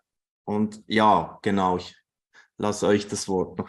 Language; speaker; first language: German; native; German